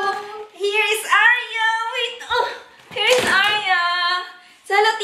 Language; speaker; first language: English; non-native, learner; Filipino